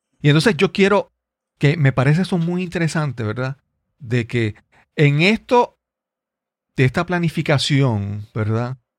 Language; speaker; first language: Spanish; native; Spanish